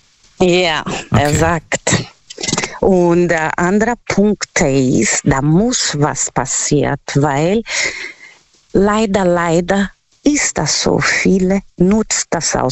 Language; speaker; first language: German; non-native, learner; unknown